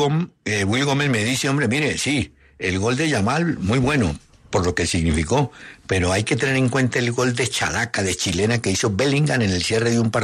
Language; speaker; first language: Spanish; native; Spanish